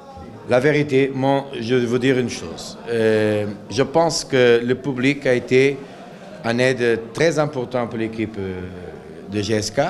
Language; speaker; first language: French; non-native, local second language; Arabic